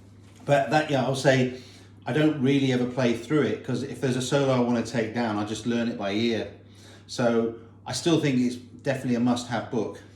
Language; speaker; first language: English; native; English